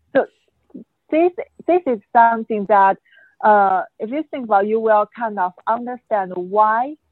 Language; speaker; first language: English; non-native, fluent; Chinese